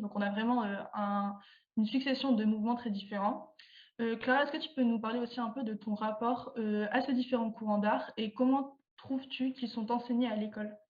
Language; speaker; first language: French; native; French